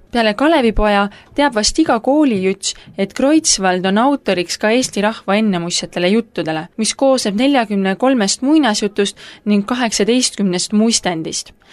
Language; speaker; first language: Estonian; native; Estonian